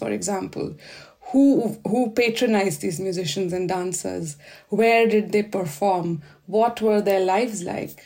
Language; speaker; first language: English; non-native, local second language; Hindi